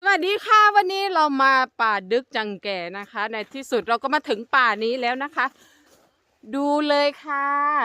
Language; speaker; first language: Thai; non-native, local second language; Northeastern Thai